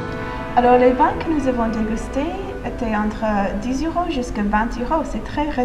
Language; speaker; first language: French; non-native, fluent; English